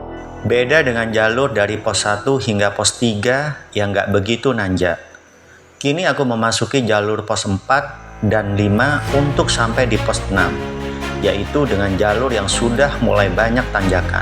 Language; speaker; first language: Indonesian; native; Indonesian